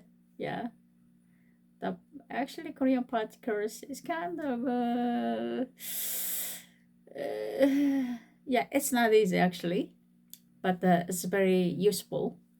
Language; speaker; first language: English; non-native, fluent; Korean